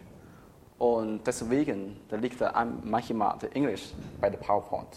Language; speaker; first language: German; non-native, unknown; Chinese